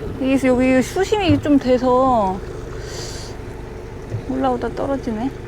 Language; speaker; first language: Korean; native; Korean